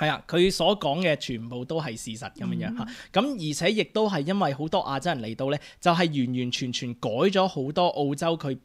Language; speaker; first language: Cantonese; native; Cantonese